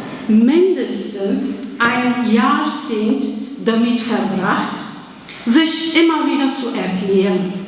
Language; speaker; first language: German; non-native, fluent; Kurdish